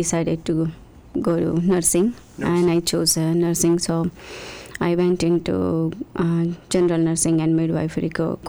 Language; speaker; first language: English; non-native, local second language; Gujarati